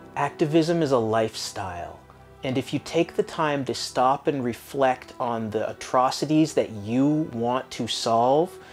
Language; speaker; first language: English; native; English